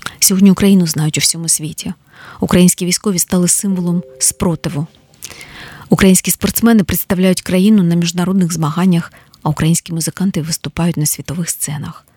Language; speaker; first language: Ukrainian; native; Ukrainian